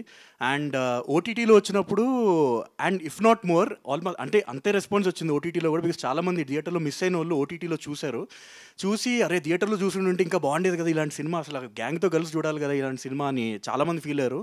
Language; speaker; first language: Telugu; native; Telugu